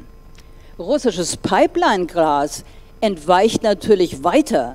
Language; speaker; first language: German; native; German